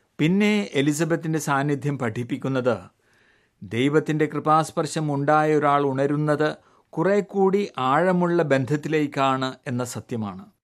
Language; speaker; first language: Malayalam; native; Malayalam